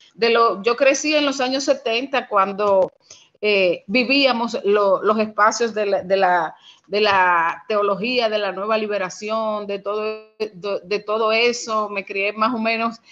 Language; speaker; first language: Spanish; native; Spanish